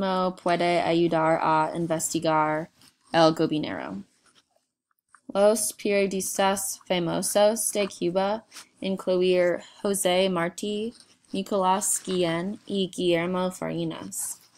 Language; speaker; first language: Spanish; non-native, learner; English